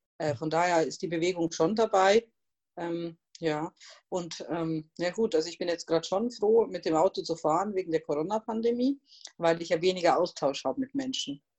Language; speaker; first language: German; non-native, fluent; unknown